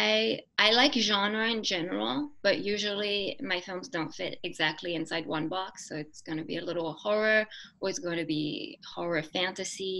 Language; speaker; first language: English; non-native, fluent; French